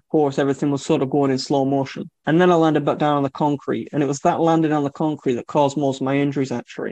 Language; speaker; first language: English; native; English